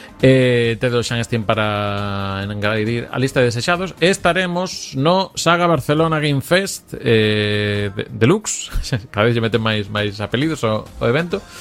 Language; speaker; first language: Galician; non-native, local second language; Spanish